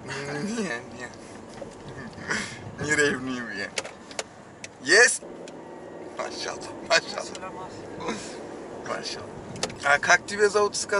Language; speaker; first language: Russian; non-native, learner; Turkish